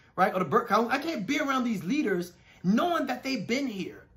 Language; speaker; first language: English; native; English